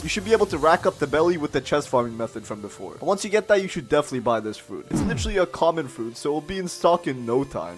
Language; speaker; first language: English; native; English